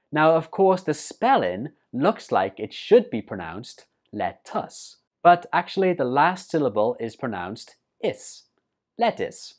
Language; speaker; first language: English; native; English